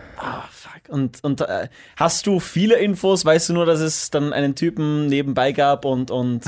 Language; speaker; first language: German; native; German